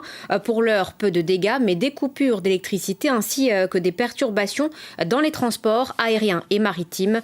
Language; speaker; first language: French; native; French